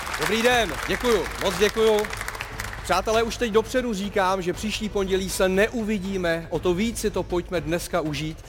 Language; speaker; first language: Czech; native; Czech